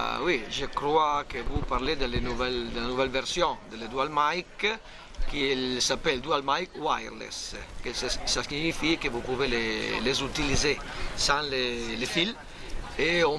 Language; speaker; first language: French; non-native, learner; Italian